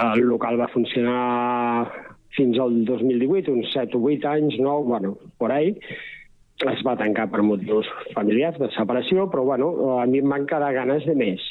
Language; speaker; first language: Catalan; native; Catalan